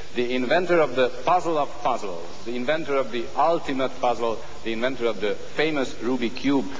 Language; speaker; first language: English; non-native, fluent; Hungarian